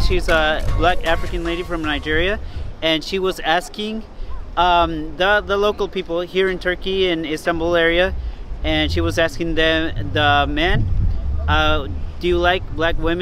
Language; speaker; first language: English; non-native, fluent; Spanish